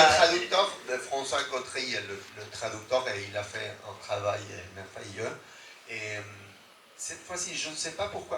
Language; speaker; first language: French; non-native, fluent; Spanish